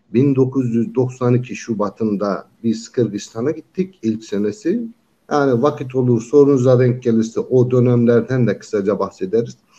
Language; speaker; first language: Turkish; non-native, local second language; Kyrgyz